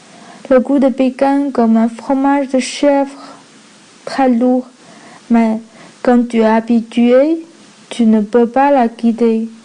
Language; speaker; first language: French; non-native, learner; Chinese